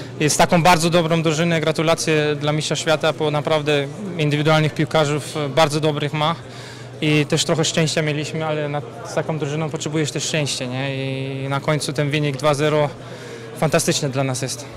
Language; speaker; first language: Polish; early bilingual, heritage; Polish